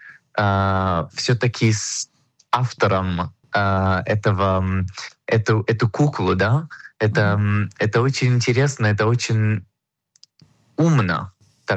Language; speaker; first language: Russian; non-native, fluent; Hebrew